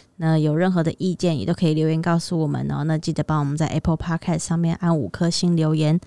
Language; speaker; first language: Chinese; native; Chinese